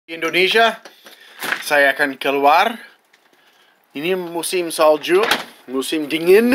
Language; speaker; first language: Indonesian; non-native, fluent; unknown